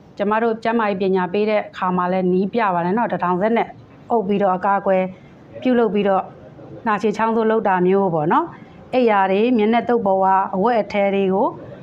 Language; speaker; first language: Burmese; native; Burmese